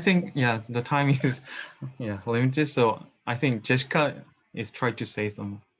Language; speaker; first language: English; non-native, learner; Korean